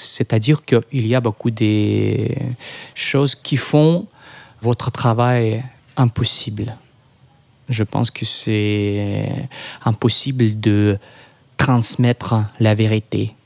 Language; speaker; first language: French; non-native, fluent; Russian